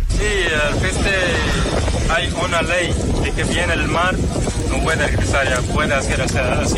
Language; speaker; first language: Spanish; non-native, learner; Arabic